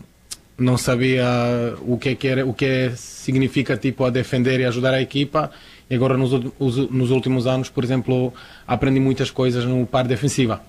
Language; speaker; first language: Portuguese; non-native, fluent; Croatian